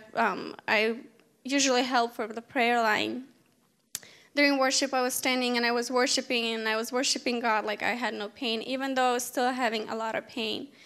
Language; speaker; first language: English; native; English